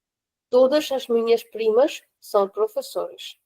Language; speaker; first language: Portuguese; non-native, fluent; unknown